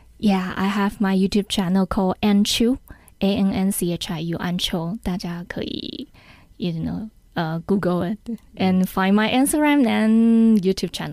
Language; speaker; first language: English; non-native, learner; Chinese